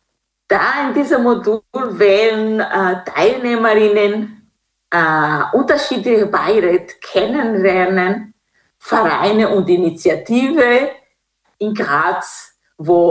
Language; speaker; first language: German; non-native, fluent; Kinyarwanda